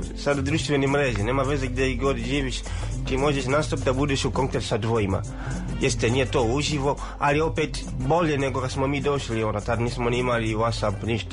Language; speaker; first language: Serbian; non-native, fluent; Swahili